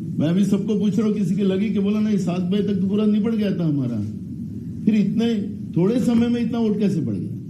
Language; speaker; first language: Hindi; non-native, local second language; Marathi